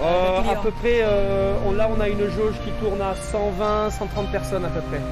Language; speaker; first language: French; native; French